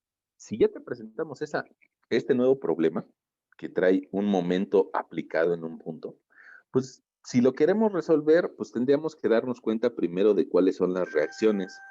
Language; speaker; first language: Spanish; native; Spanish